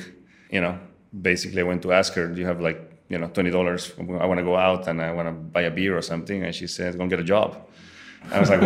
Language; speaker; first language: English; non-native, fluent; Spanish